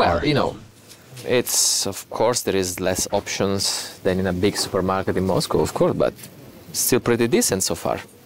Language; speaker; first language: English; non-native, fluent; Italian